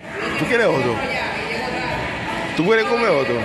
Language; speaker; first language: Spanish; non-native, fluent; Haitian Creole